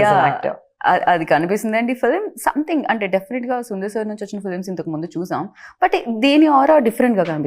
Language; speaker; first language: Telugu; native; Telugu